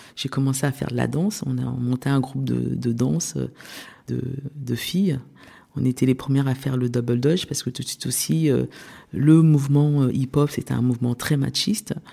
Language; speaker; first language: French; early bilingual, other home language; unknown